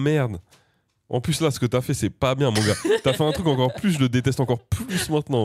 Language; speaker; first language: French; native; French